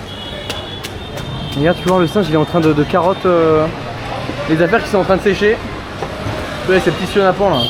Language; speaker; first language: French; native; French